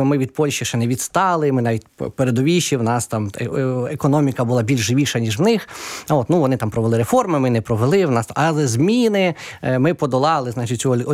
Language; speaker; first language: Ukrainian; native; Ukrainian